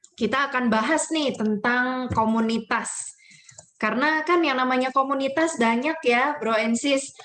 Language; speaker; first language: Indonesian; native; Indonesian